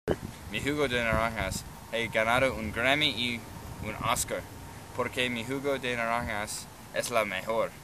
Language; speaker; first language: Spanish; non-native, learner; English